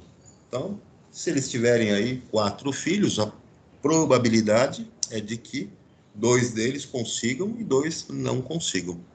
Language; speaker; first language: Portuguese; native; Portuguese